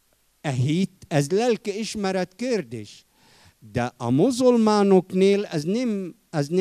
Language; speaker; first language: Hungarian; non-native, fluent; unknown